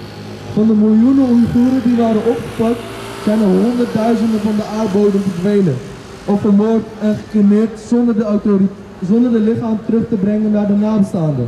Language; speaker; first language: Dutch; early bilingual, other home language; Uyghur